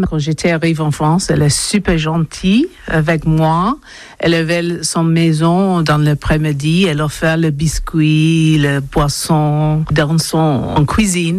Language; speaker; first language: French; non-native, learner; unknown